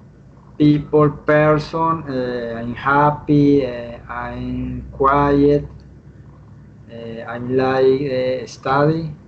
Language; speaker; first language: English; non-native, learner; Spanish